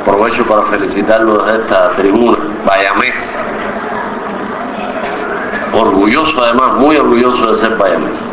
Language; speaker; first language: Spanish; native; Spanish